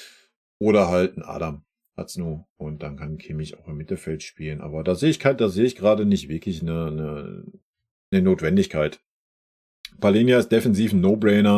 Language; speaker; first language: German; native; German